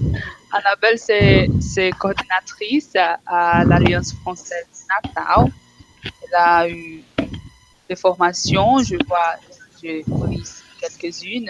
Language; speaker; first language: French; non-native, fluent; Portuguese